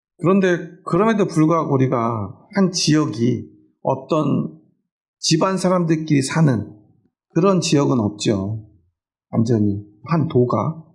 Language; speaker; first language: Korean; native; Korean